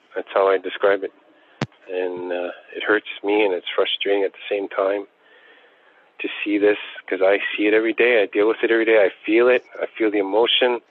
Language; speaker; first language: English; native; English